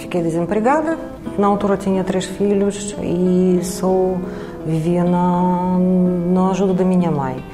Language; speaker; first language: Portuguese; non-native, fluent; Russian